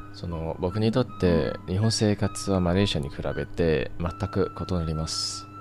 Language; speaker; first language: Japanese; non-native, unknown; Chinese